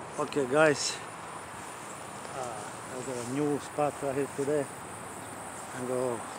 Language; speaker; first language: English; non-native, learner; Croatian